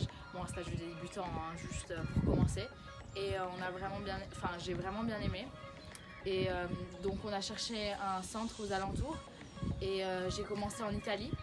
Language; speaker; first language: French; early bilingual, other home language; Italian